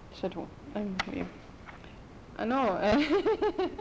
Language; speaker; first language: French; non-native, learner; German